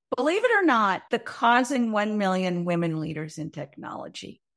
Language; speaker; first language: English; native; English